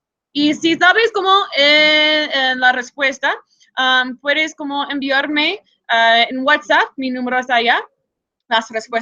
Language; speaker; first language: Spanish; non-native, fluent; English